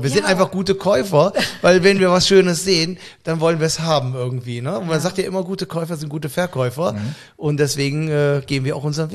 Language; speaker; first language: German; native; German